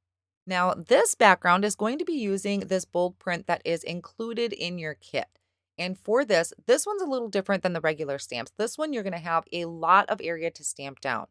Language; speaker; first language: English; native; English